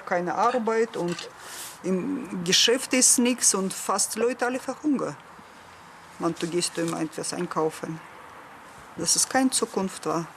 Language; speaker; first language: German; non-native, learner; Russian